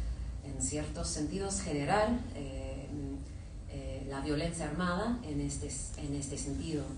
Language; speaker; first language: Spanish; non-native, fluent; English